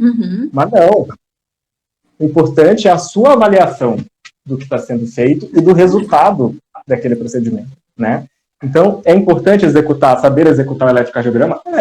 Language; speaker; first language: Portuguese; native; Portuguese